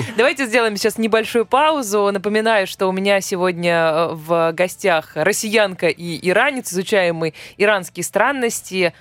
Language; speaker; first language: Russian; native; Russian